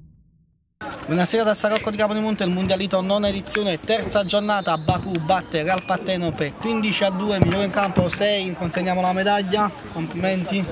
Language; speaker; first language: Italian; native; Italian